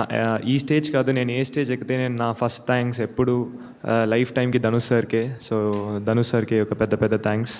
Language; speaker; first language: Telugu; non-native, local second language; Tamil